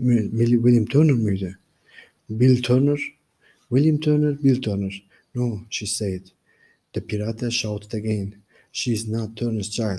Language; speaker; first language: English; non-native, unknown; Turkish